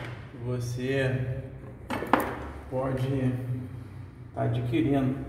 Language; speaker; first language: Portuguese; native; Portuguese